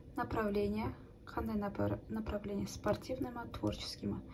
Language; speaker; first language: Russian; non-native, local second language; Kazakh